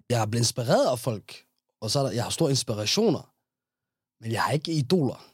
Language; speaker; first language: Danish; native; Danish